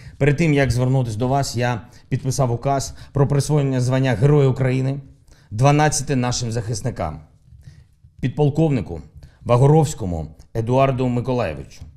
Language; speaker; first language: Ukrainian; non-native, local second language; Russian